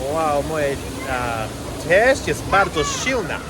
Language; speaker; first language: Polish; non-native, learner; English